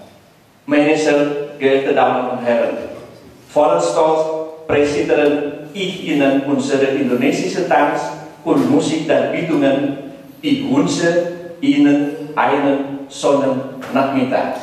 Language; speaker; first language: German; non-native, learner; Indonesian